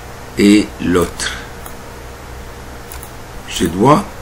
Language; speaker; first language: French; non-native, fluent; Arabic